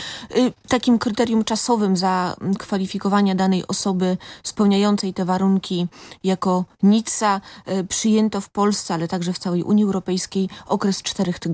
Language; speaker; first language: Polish; native; Polish